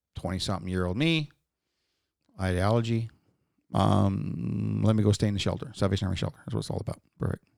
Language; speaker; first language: English; native; English